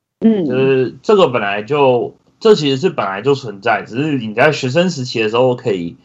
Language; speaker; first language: Chinese; native; Chinese